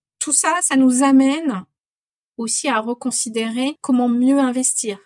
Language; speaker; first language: French; native; French